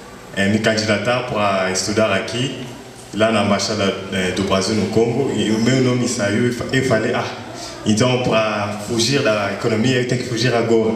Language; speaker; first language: Portuguese; non-native, fluent; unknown